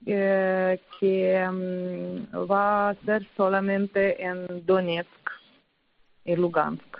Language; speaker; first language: Spanish; non-native, fluent; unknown